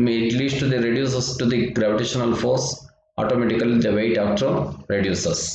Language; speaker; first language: English; non-native, local second language; Kannada